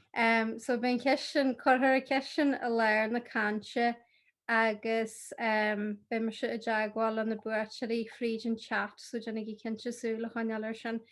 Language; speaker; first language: Irish; native; Irish